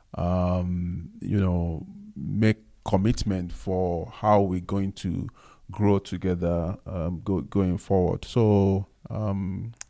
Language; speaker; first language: English; non-native, local second language; Yoruba